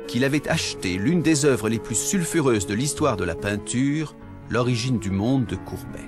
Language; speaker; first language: French; native; French